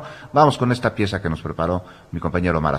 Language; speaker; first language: Spanish; native; Spanish